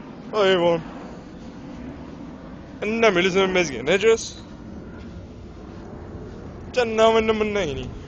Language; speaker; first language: Greek; native; Greek